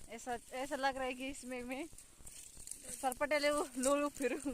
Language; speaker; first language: Hindi; non-native, local second language; Marathi